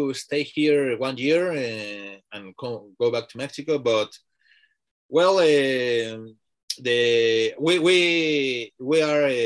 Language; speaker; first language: English; non-native, learner; Spanish